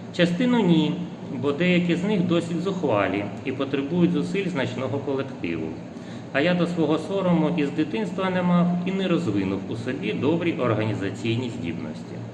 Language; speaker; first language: Ukrainian; non-native, local second language; Russian